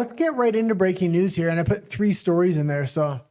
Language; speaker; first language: English; native; English